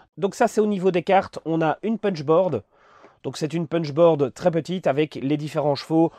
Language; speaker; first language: French; native; French